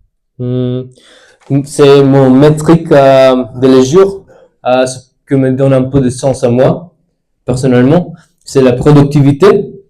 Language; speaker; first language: French; non-native, learner; Spanish